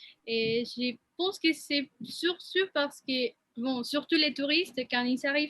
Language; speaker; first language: French; non-native, fluent; Spanish